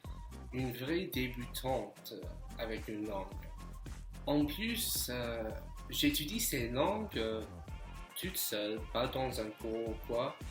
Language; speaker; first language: French; non-native, fluent; English